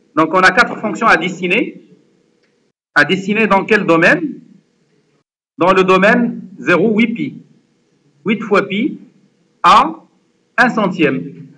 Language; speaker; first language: French; non-native, local second language; Arabic